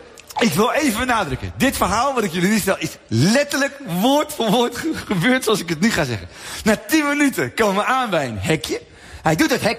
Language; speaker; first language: Dutch; native; Dutch